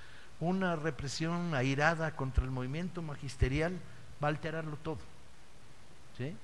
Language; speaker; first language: Spanish; native; Spanish